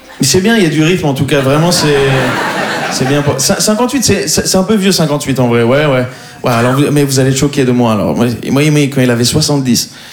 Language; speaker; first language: French; native; French